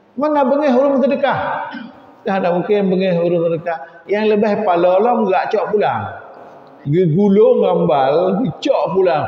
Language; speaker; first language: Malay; non-native, local second language; Achinese